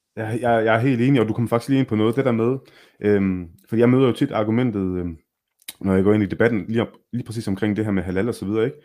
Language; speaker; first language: Danish; early bilingual, other home language; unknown